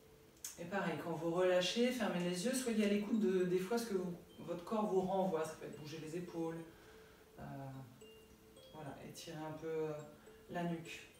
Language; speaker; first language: French; native; French